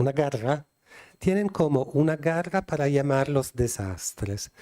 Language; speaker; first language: Spanish; non-native, fluent; Italian